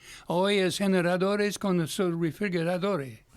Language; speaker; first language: Spanish; non-native, fluent; English